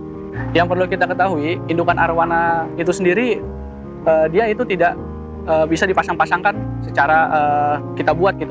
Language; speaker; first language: Indonesian; native; Indonesian